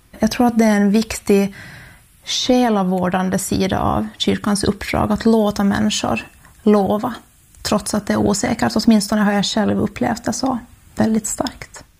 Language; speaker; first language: Swedish; native; Swedish